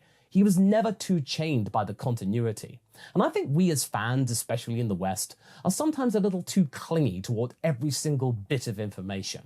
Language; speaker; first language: English; native; English